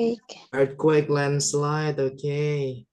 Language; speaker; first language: English; non-native, fluent; Indonesian